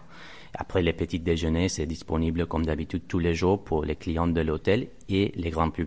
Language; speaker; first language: French; non-native, fluent; Spanish